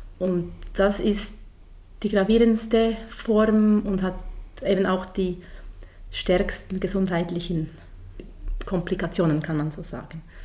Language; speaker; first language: German; native; German